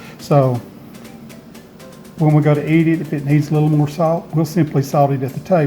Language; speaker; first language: English; native; English